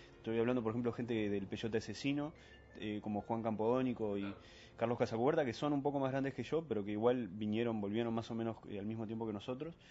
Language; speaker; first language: Spanish; early bilingual, other home language; French